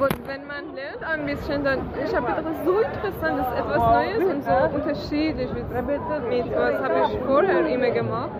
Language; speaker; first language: German; non-native, learner; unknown